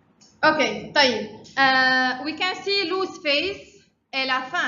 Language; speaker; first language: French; non-native, fluent; Arabic